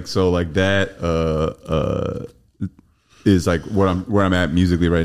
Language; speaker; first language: English; native; English